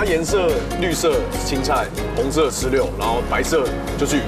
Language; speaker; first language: Chinese; native; Chinese